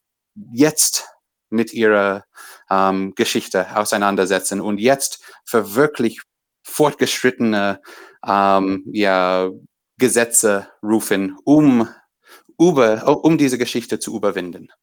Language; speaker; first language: German; non-native, fluent; English